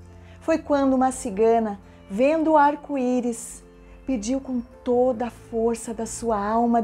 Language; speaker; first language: Portuguese; native; Portuguese